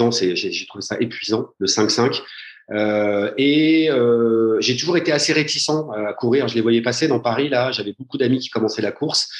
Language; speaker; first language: French; native; French